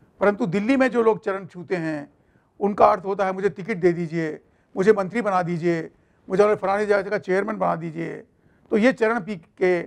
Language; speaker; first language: Hindi; non-native, local second language; Marathi